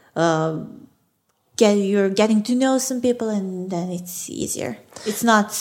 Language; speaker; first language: English; non-native, fluent; Serbian